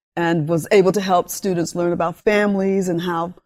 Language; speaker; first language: English; early bilingual, other home language; Spanish